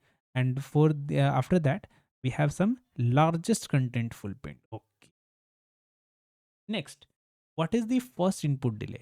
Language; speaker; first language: English; non-native, local second language; Hindi